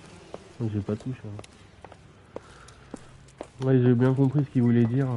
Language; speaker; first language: French; native; French